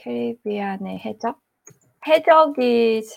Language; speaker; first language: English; non-native, fluent; Korean